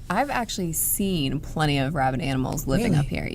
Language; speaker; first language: English; native; English